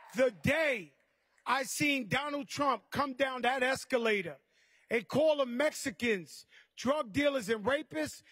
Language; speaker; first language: English; native; English